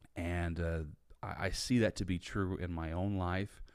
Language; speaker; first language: English; native; English